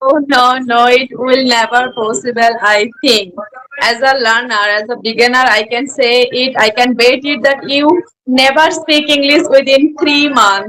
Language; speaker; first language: English; non-native, learner; Bangla